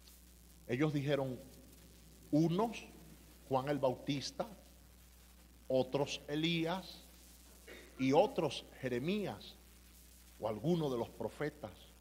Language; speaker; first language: Spanish; native; Spanish